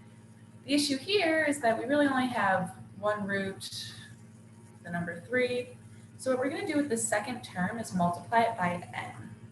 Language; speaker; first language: English; native; English